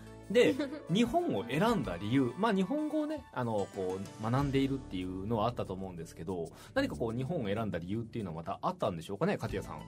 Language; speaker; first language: Japanese; native; Japanese